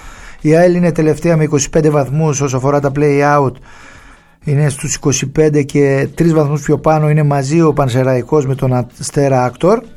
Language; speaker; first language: Greek; native; Greek